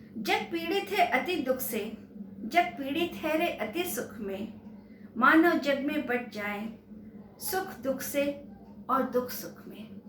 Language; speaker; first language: Hindi; native; Hindi